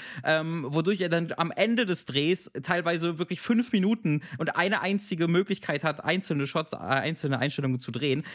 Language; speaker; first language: German; native; German